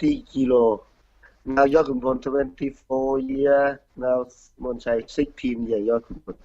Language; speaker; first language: English; non-native, learner; Thai